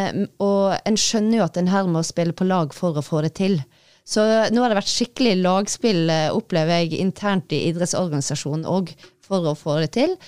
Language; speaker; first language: Norwegian; native; Norwegian